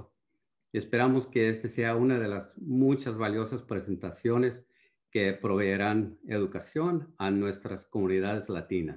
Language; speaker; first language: Spanish; early bilingual, heritage; Spanish